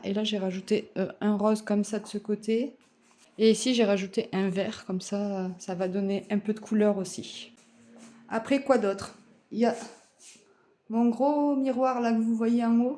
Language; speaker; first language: French; native; French